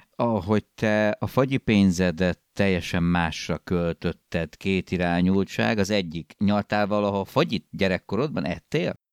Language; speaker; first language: Hungarian; native; Hungarian